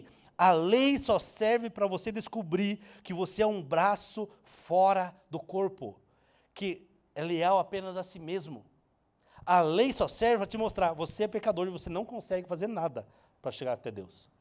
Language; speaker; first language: Portuguese; native; Portuguese